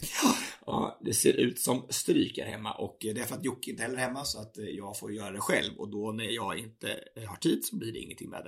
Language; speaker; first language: Swedish; native; Swedish